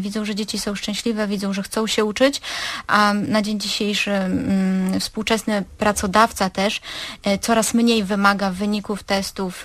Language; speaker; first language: Polish; native; Polish